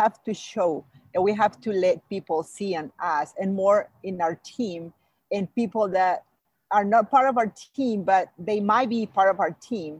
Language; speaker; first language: English; non-native, fluent; Spanish